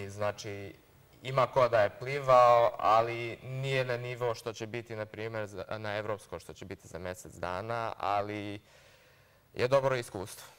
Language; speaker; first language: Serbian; early bilingual, heritage; Serbian